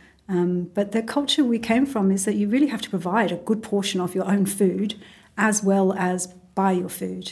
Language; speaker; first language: English; native; English